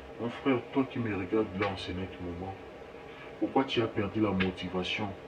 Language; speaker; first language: French; non-native, local second language; Lingala